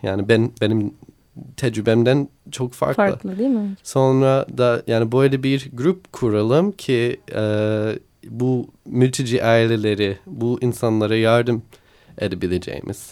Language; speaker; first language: Turkish; non-native, learner; English